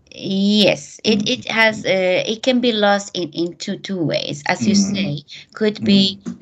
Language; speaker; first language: English; non-native, fluent; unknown